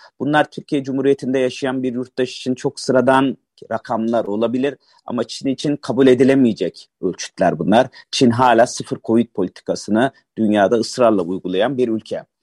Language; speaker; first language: Turkish; native; Turkish